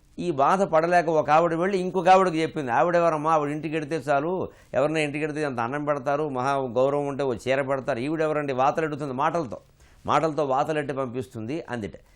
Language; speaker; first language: Telugu; native; Telugu